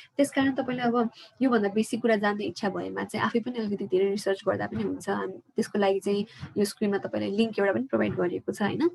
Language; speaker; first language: Nepali; native; Nepali